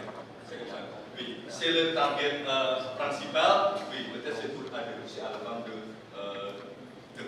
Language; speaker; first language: French; non-native, learner; Indonesian